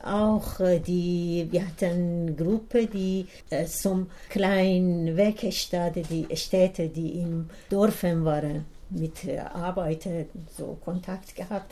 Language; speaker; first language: German; non-native, learner; Persian